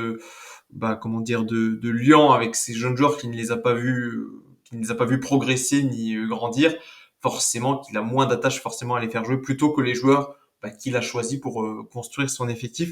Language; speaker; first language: French; native; French